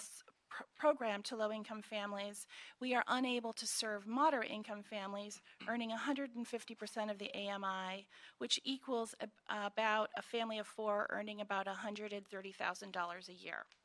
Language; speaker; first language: English; native; English